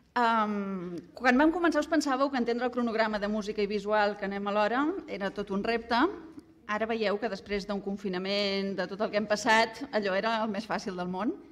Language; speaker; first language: Catalan; native; Catalan